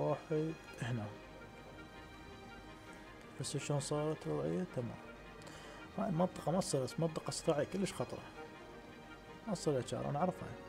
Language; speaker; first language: Arabic; native; Arabic